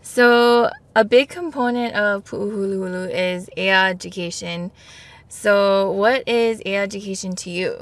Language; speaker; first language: English; native; English